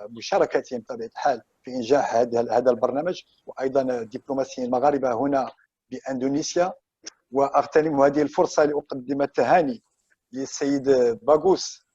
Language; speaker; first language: Arabic; native; Arabic